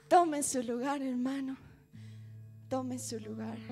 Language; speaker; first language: Spanish; native; Spanish